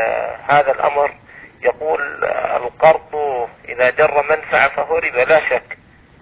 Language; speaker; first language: Arabic; native; Arabic